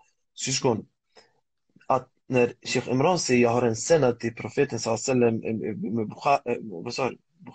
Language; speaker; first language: Swedish; early bilingual, other home language; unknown